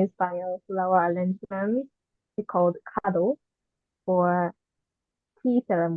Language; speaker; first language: English; non-native, learner; Japanese